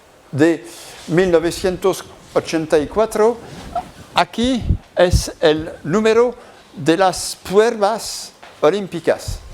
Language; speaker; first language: Spanish; non-native, learner; French